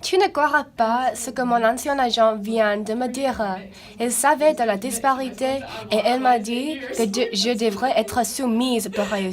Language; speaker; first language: French; non-native, learner; English